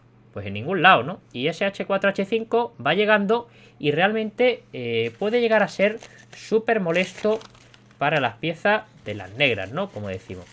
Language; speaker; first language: Spanish; native; Spanish